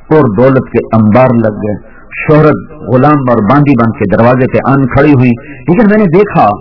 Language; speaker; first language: Urdu; non-native, local second language; Punjabi